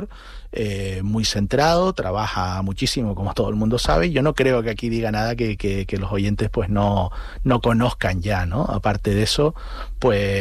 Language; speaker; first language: Spanish; native; Spanish